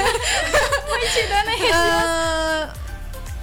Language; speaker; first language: Japanese; non-native, learner; Indonesian